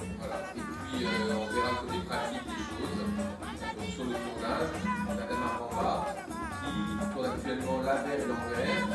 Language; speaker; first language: French; native; French